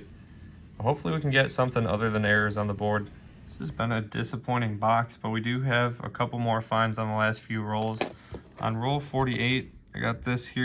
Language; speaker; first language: English; native; English